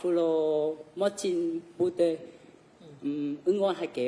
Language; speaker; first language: Korean; non-native, learner; Vietnamese